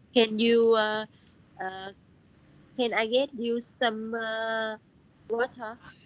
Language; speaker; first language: English; non-native, learner; Vietnamese